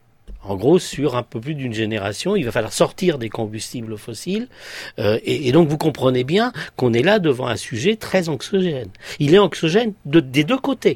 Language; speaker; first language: French; native; French